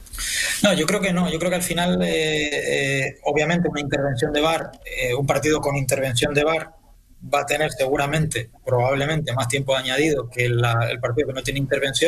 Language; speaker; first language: Spanish; native; Spanish